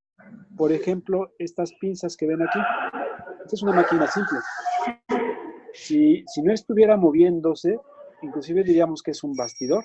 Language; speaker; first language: Spanish; native; Spanish